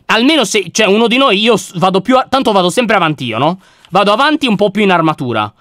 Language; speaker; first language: Italian; native; Italian